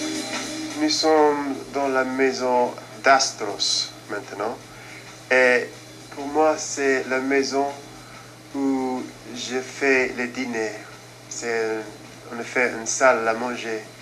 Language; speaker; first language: French; non-native, fluent; English